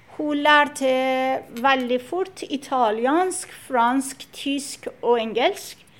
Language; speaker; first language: Norwegian; non-native, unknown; Persian